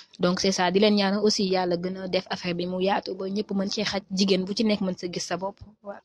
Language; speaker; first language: Wolof; native; Wolof